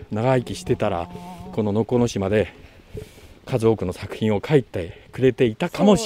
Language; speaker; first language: Japanese; native; Japanese